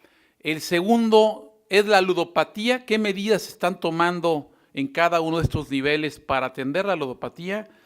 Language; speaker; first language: Spanish; native; Spanish